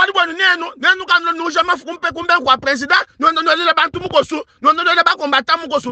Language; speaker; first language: French; non-native, local second language; Luba-Lulua